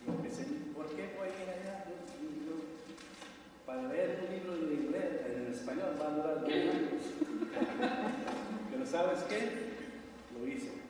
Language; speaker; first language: Spanish; non-native, learner; English